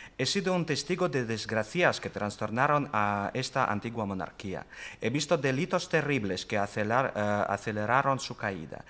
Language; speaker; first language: Spanish; non-native, fluent; Russian